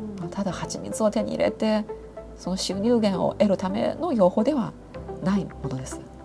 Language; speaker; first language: Japanese; non-native, fluent; Chinese